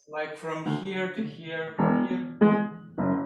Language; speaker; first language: English; non-native, fluent; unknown